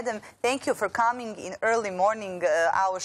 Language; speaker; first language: English; non-native, learner; Serbian